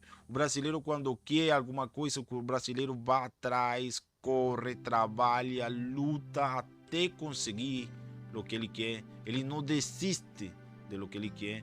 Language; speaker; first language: Portuguese; non-native, fluent; Spanish